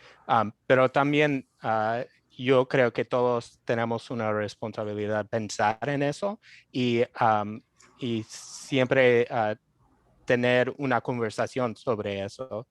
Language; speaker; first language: Spanish; non-native, fluent; English